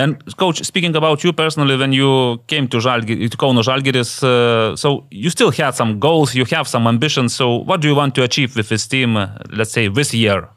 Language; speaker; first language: English; non-native, fluent; Lithuanian